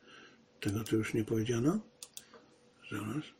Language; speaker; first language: Polish; native; Polish